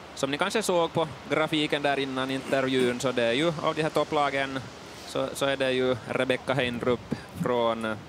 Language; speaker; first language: Swedish; native; Swedish